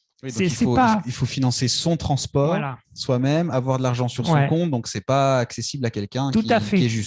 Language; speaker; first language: French; native; French